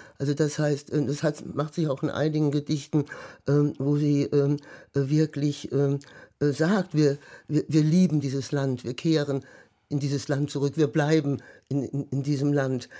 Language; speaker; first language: German; native; German